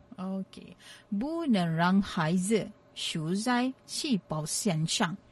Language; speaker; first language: Malay; native; Malay